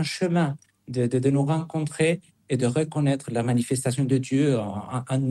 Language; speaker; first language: French; non-native, fluent; Spanish